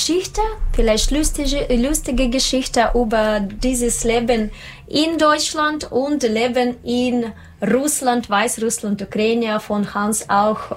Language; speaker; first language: German; non-native, learner; Russian